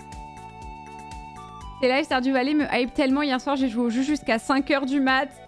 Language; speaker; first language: French; native; French